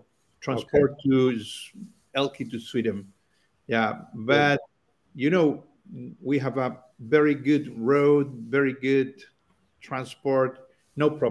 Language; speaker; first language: English; non-native, learner; Spanish